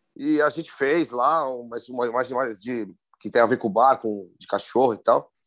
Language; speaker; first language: Portuguese; native; Portuguese